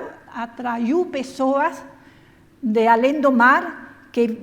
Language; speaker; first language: Portuguese; non-native, fluent; Spanish